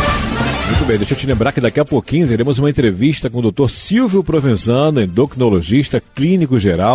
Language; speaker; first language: Portuguese; native; Portuguese